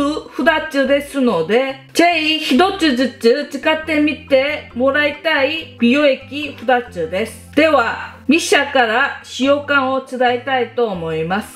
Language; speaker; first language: Japanese; non-native, fluent; Korean